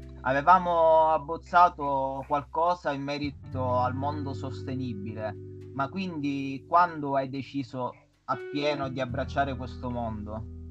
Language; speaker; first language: Italian; native; Italian